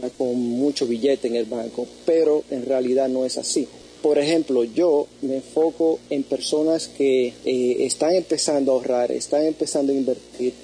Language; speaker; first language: Spanish; early bilingual, heritage; Spanish